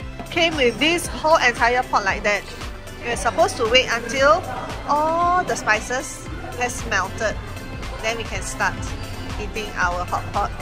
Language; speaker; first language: English; non-native, local second language; Chinese